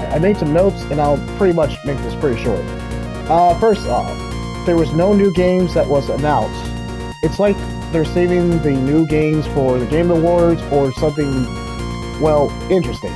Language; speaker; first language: English; native; English